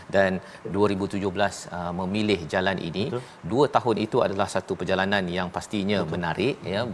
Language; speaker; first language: Malay; native; Malay